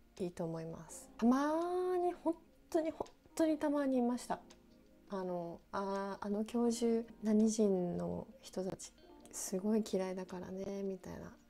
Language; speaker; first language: Japanese; native; Japanese